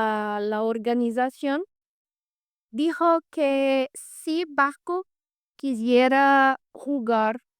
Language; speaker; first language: Spanish; non-native, fluent; Portuguese